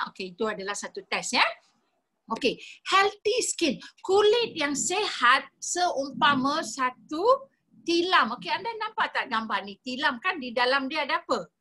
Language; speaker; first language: Malay; non-native, local second language; Tamil